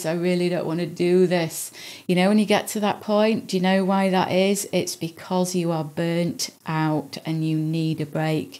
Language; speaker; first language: English; native; English